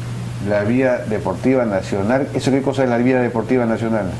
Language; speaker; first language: Spanish; native; Spanish